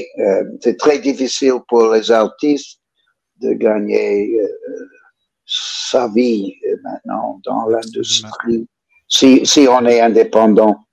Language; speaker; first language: French; non-native, learner; English